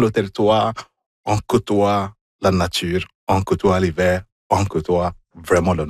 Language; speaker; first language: French; non-native, fluent; Igbo